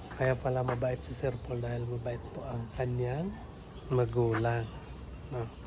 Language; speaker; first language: Filipino; non-native, local second language; Cebuano